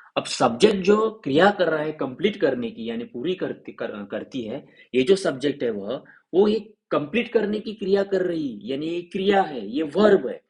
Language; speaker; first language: Hindi; non-native, local second language; Marathi